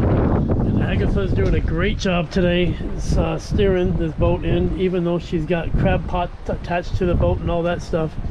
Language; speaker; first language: English; native; English